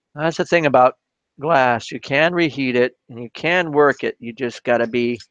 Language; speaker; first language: English; native; English